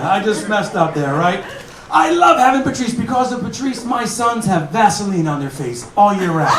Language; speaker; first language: English; native; English